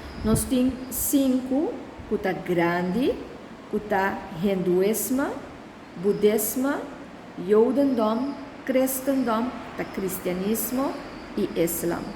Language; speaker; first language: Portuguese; non-native, learner; Papiamento